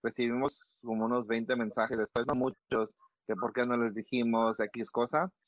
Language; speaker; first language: Spanish; early bilingual, heritage; Spanish